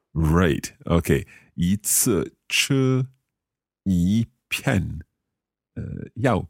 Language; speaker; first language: Chinese; non-native, learner; English